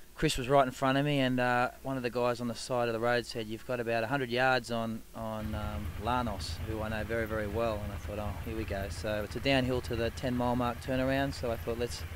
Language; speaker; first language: English; native; English